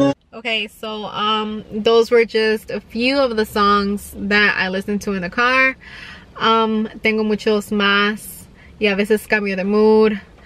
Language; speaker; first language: English; early bilingual, other home language; Spanish